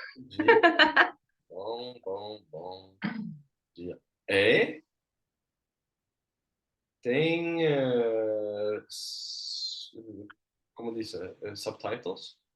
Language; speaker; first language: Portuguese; non-native, learner; Swedish